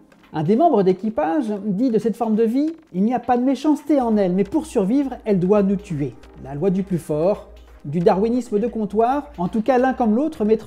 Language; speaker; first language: French; native; French